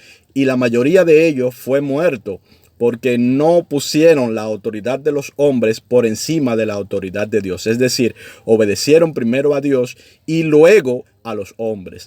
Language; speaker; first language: Spanish; native; Spanish